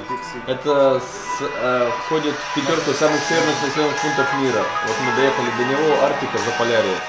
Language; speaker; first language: Russian; native; Russian